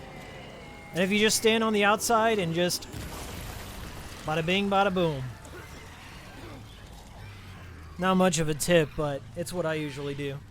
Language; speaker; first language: English; native; English